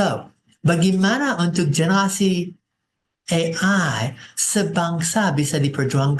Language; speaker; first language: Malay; non-native, fluent; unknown